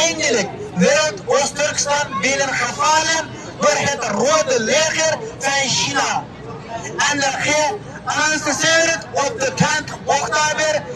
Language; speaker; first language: Dutch; non-native, learner; Uyghur